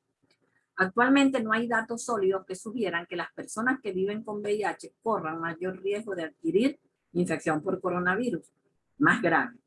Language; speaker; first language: Spanish; native; Spanish